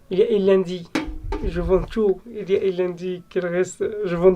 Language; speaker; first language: French; non-native, learner; Arabic